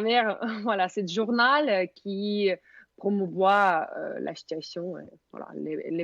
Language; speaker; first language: French; non-native, fluent; Russian